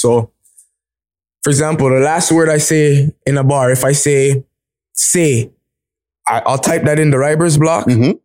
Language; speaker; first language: English; native; English